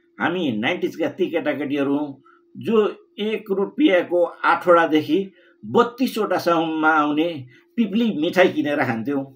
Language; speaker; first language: Nepali; native; Nepali